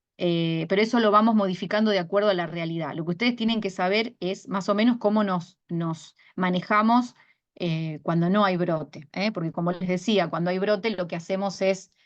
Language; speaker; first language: Spanish; native; Spanish